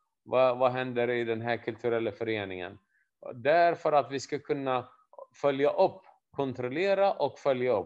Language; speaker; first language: Swedish; non-native, fluent; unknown